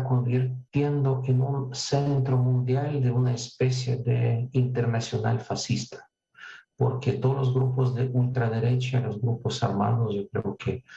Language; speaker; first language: Spanish; non-native, fluent; Russian